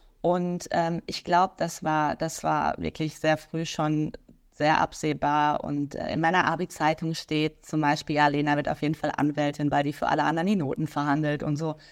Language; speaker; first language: German; native; German